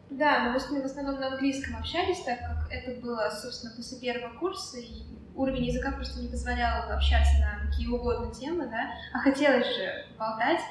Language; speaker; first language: Russian; native; Russian